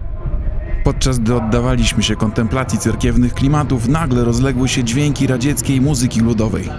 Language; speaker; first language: Polish; native; Polish